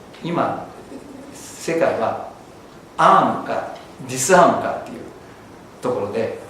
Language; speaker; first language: Japanese; native; Japanese